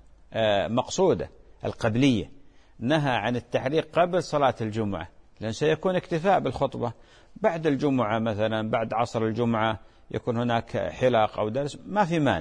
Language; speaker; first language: Arabic; native; Arabic